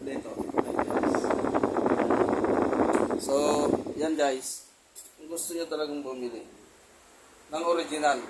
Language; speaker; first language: Filipino; native; Filipino